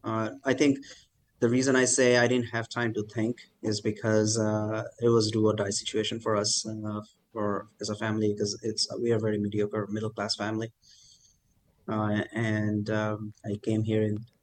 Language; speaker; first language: English; non-native, local second language; Bangla